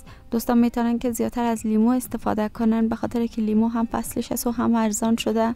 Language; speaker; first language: Persian; native; Persian